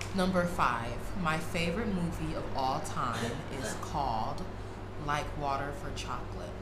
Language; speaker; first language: English; native; English